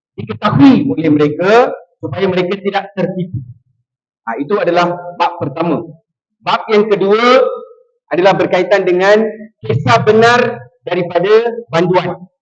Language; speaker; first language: Malay; non-native, local second language; Tamil